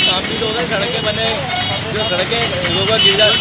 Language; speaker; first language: Hindi; native; Hindi